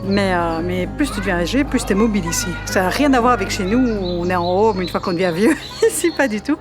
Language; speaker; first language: French; native; French